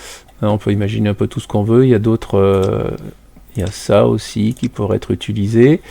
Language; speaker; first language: French; native; French